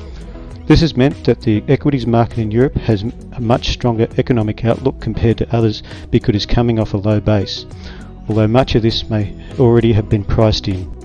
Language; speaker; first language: English; native; English